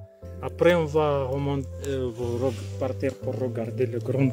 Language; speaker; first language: French; non-native, learner; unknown